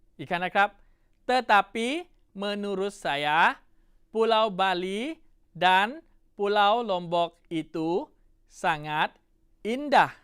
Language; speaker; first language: Indonesian; non-native, fluent; Thai